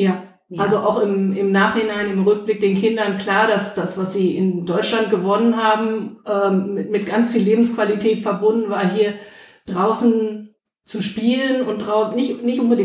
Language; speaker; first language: German; native; German